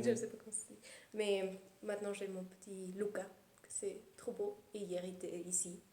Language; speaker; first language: French; early bilingual, heritage; Spanish